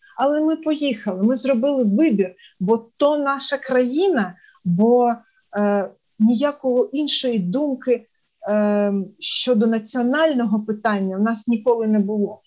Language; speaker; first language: Ukrainian; non-native, local second language; Russian